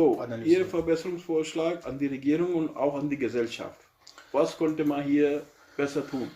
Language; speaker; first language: German; non-native, learner; Urdu